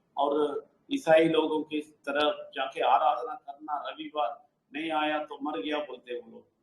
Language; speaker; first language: Hindi; non-native, local second language; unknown